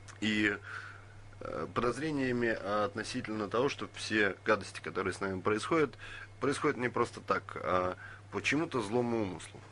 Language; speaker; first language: Russian; native; Russian